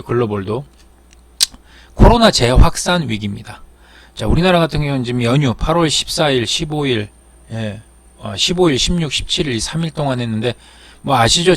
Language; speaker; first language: Korean; native; Korean